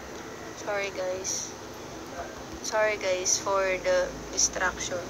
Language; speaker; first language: English; non-native, local second language; Filipino